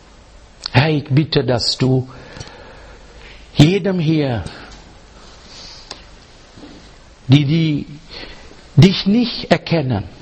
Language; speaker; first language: German; non-native, learner; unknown